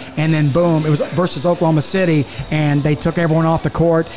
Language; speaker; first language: English; native; English